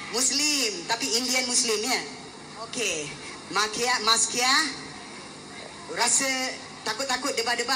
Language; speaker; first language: Malay; native; Malay